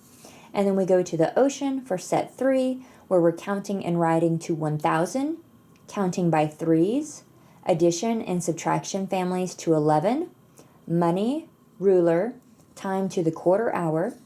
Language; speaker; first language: English; native; English